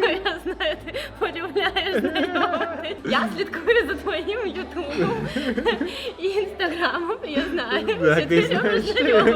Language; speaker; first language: Ukrainian; non-native, local second language; Russian